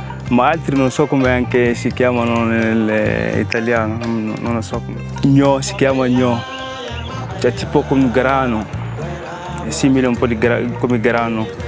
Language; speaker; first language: Italian; non-native, learner; Bambara